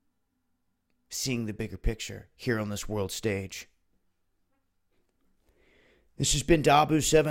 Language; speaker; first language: English; native; English